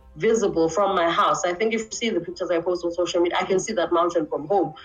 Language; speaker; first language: English; non-native, local second language; Xhosa